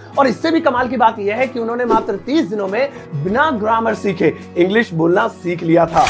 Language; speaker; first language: Hindi; native; Hindi